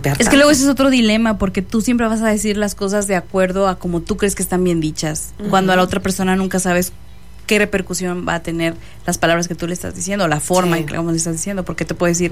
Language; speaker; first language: Spanish; native; Spanish